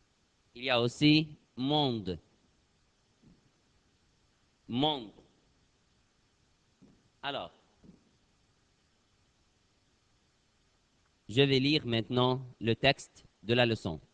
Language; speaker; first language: French; non-native, fluent; Arabic